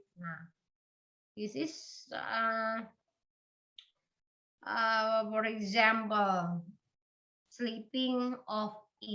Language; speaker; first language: English; non-native, learner; Indonesian